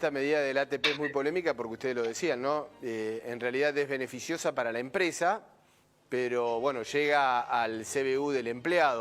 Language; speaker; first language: Spanish; native; Spanish